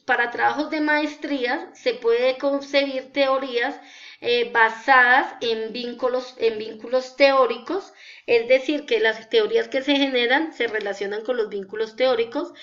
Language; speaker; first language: Spanish; native; Spanish